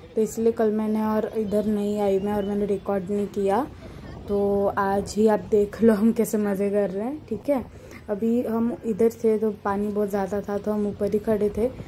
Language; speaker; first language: Hindi; non-native, local second language; Bangla